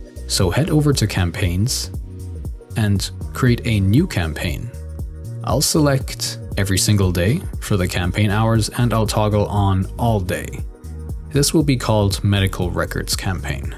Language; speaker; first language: English; native; English